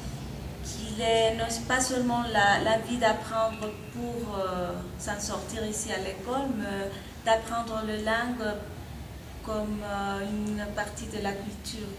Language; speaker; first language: French; non-native, fluent; Spanish